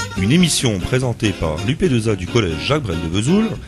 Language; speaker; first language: French; native; French